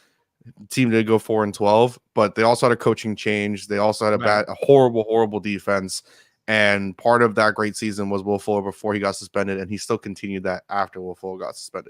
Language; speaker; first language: English; native; English